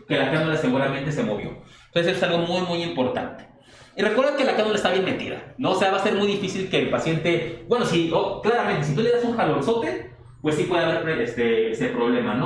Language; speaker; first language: Spanish; native; Spanish